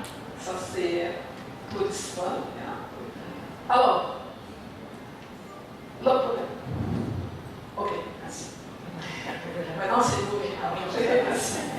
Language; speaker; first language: French; non-native, fluent; Indonesian